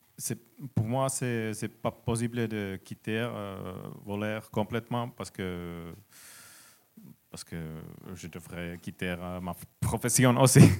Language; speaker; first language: French; non-native, learner; Finnish